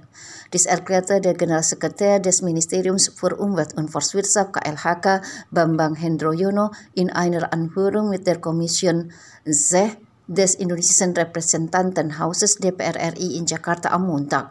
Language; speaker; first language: German; non-native, fluent; Indonesian